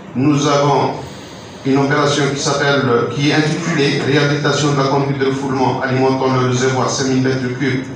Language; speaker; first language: French; non-native, local second language; Arabic